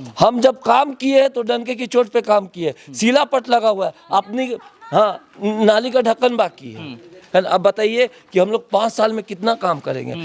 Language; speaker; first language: Hindi; native; Hindi